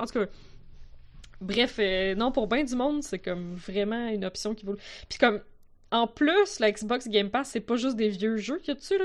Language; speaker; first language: French; native; French